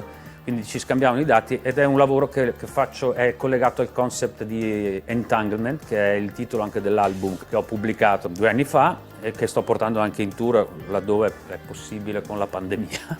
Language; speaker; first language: Italian; native; Italian